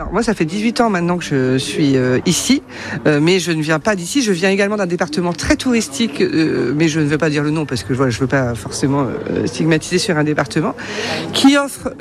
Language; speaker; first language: French; native; French